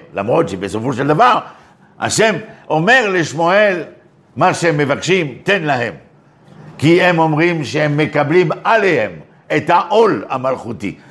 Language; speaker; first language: Hebrew; non-native, fluent; French